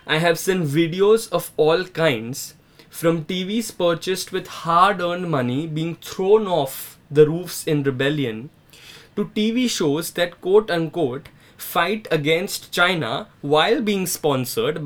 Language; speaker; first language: English; non-native, local second language; Hindi